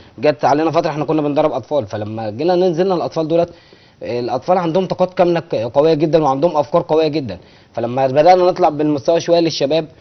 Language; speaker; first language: Egyptian Arabic; native; Egyptian Arabic